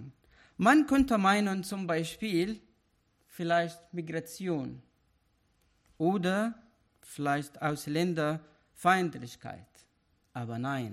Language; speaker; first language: German; non-native, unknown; Arabic